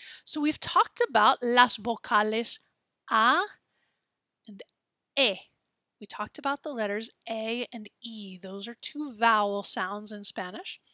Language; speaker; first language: English; native; English